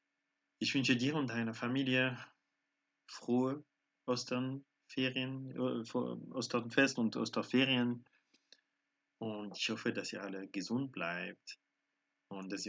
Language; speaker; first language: German; non-native, fluent; French